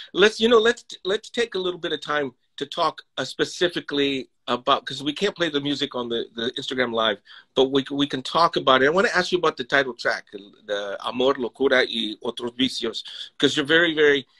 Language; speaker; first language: English; early bilingual, other home language; Spanish